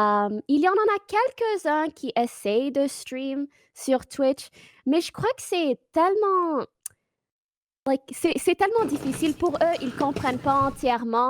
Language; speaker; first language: French; non-native, fluent; English